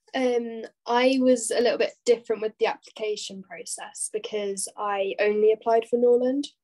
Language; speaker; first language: English; native; English